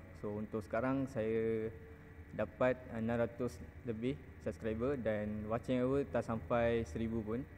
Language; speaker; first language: Malay; non-native, local second language; Tamil